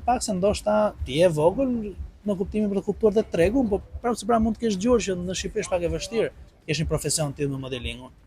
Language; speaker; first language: Albanian; native; Albanian